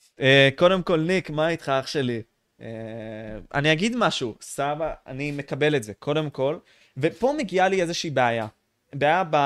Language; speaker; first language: Hebrew; native; Hebrew